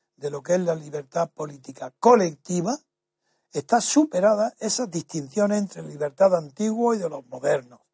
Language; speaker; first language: Spanish; native; Spanish